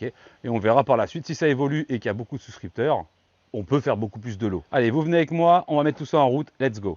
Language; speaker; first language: French; native; French